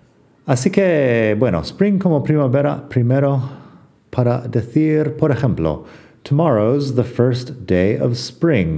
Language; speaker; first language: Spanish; non-native, fluent; English